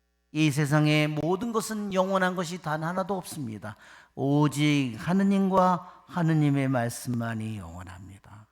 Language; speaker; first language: Korean; native; Korean